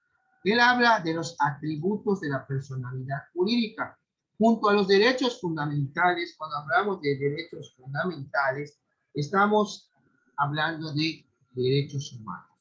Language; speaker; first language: Spanish; native; Spanish